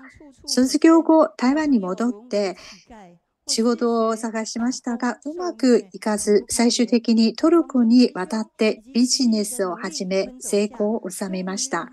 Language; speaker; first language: Japanese; non-native, fluent; Chinese